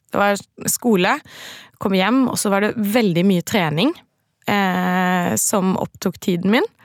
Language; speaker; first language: Norwegian; native; Norwegian